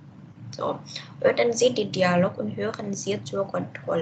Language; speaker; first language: German; non-native, fluent; Indonesian